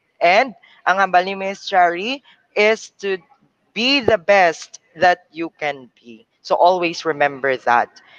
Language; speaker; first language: English; non-native, local second language; Cebuano